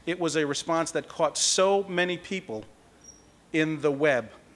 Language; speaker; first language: English; early bilingual, other home language; Kabuverdianu